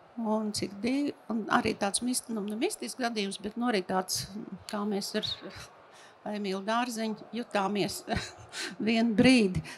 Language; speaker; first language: Latvian; native; Latvian